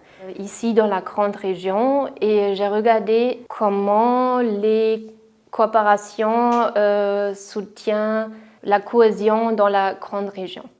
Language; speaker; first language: French; non-native, fluent; German